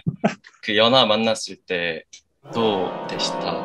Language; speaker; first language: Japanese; non-native, learner; Korean